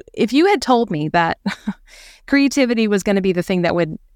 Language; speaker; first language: English; native; English